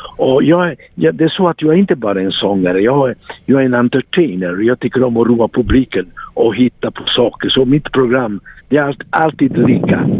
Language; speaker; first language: Swedish; non-native, fluent; Italian